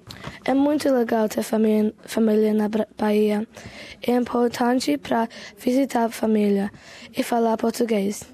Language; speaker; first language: Portuguese; early bilingual, heritage; Portuguese